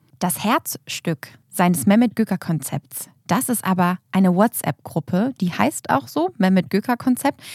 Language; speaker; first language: German; native; German